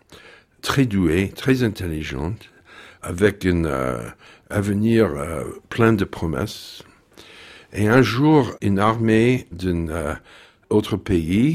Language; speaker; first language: French; non-native, fluent; English